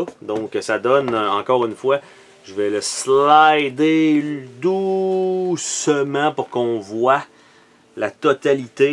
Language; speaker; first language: French; native; French